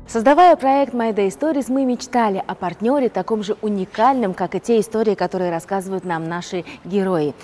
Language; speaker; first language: Russian; native; Russian